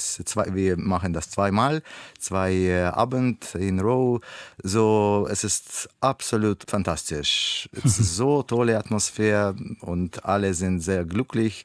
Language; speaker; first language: German; non-native, learner; Russian